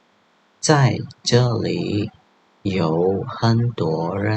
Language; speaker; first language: Chinese; non-native, fluent; Khmer